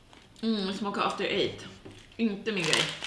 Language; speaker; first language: Swedish; native; Swedish